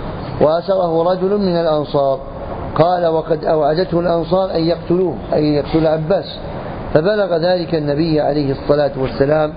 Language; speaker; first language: Arabic; native; Arabic